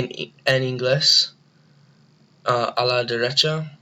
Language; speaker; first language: Spanish; non-native, learner; English